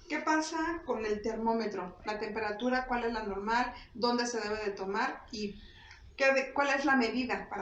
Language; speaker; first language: Spanish; native; Spanish